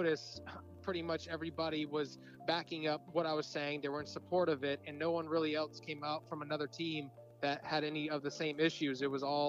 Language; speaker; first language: English; native; English